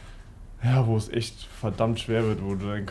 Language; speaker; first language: German; native; German